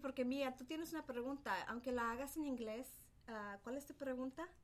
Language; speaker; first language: Spanish; early bilingual, heritage; Spanish